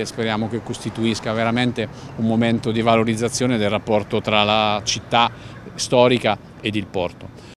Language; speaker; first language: Italian; native; Italian